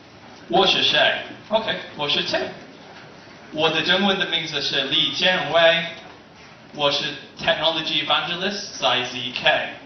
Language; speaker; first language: Chinese; non-native, learner; English